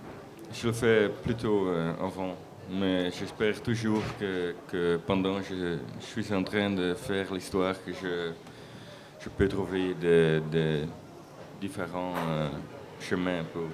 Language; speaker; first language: French; non-native, local second language; Dutch